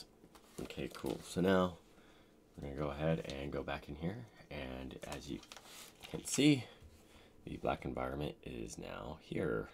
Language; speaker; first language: English; native; English